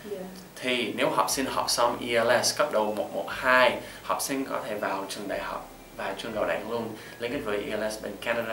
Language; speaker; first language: Vietnamese; non-native, fluent; English